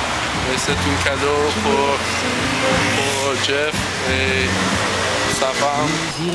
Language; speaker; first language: French; non-native, learner; English